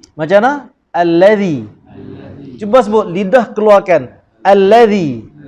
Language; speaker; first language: Malay; native; Malay